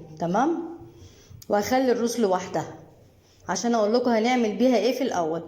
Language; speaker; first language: Arabic; native; Arabic